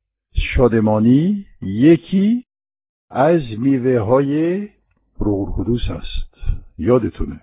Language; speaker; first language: Persian; non-native, fluent; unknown